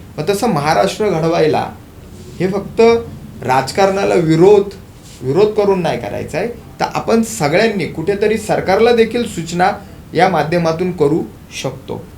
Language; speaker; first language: Marathi; native; Marathi